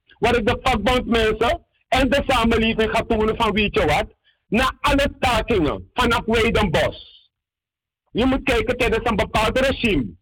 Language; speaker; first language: Dutch; native; Dutch